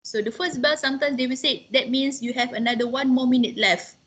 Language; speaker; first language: English; non-native, local second language; Malay